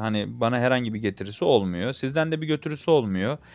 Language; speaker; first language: Turkish; native; Turkish